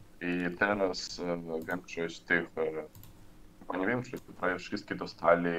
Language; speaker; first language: Polish; non-native, learner; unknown